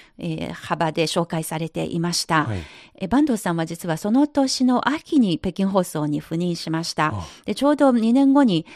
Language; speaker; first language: Japanese; non-native, fluent; Chinese